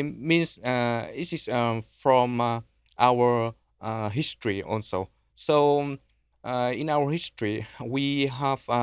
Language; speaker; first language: English; non-native, learner; Vietnamese